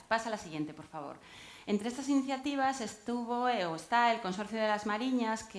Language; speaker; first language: Spanish; native; Spanish